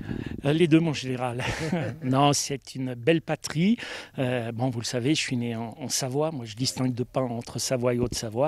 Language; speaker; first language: French; native; French